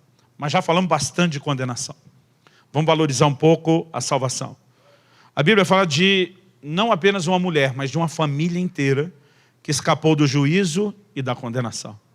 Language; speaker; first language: Portuguese; native; Portuguese